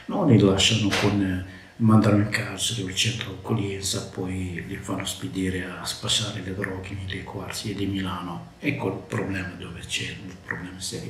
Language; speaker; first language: Italian; non-native, learner; Arabic